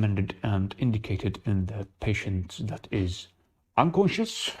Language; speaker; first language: English; non-native, fluent; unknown